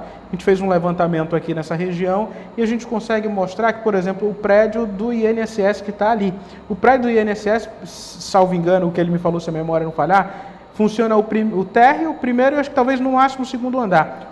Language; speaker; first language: Portuguese; native; Portuguese